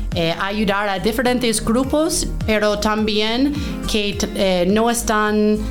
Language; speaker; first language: Spanish; non-native, fluent; English